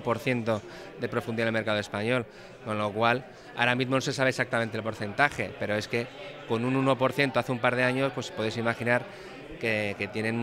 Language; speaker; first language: Spanish; native; Spanish